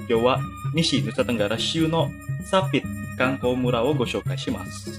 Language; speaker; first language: Japanese; non-native, fluent; Indonesian